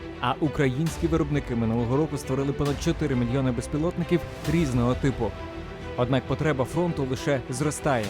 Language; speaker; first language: Ukrainian; native; Ukrainian